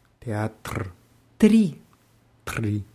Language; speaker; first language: Russian; non-native, learner; German